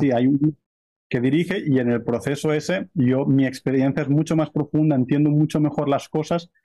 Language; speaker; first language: Spanish; native; Spanish